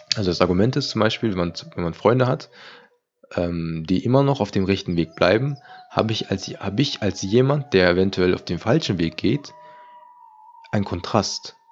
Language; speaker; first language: German; early bilingual, other home language; Turkish